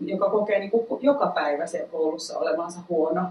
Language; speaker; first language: Finnish; native; Finnish